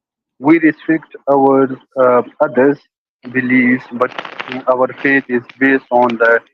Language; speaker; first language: English; non-native, learner; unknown